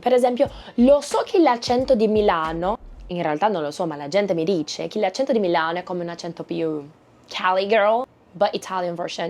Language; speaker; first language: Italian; non-native, learner; Portuguese